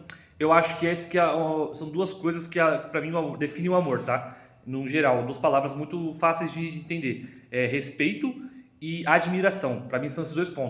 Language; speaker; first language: Portuguese; native; Portuguese